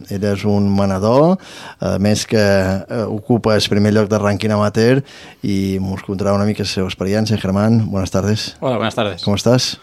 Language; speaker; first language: Catalan; native; Catalan